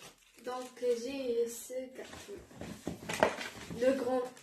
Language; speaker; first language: French; non-native, local second language; Arabic